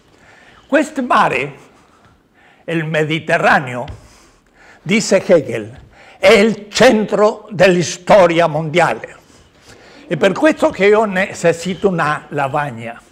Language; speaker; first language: Italian; non-native, learner; Spanish